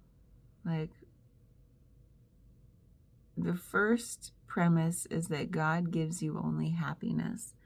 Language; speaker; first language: English; native; English